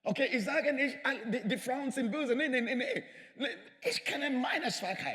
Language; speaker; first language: German; non-native, fluent; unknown